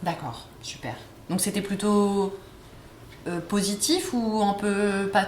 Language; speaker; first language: French; native; French